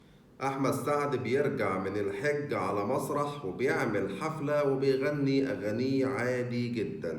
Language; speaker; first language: Arabic; native; Arabic